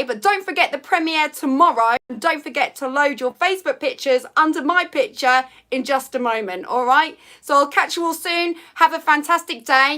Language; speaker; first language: English; native; English